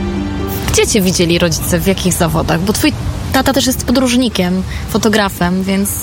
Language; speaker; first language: Polish; native; Polish